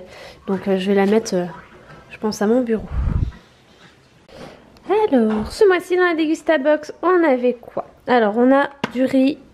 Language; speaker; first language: French; native; French